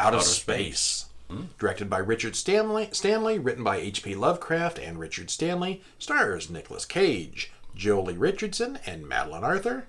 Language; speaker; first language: English; native; English